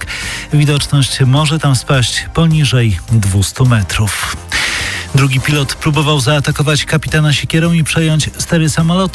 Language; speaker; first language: Polish; native; Polish